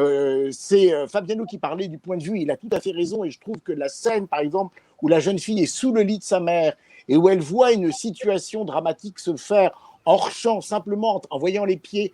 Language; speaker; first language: French; native; French